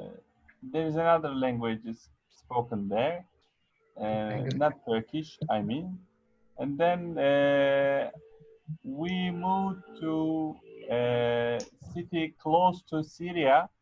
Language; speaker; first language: English; non-native, fluent; Arabic